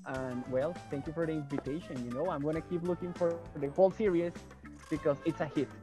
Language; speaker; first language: English; non-native, fluent; Spanish